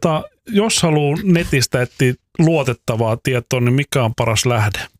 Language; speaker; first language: Finnish; native; Finnish